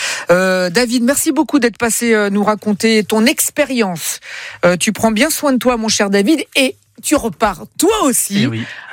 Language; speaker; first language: French; native; French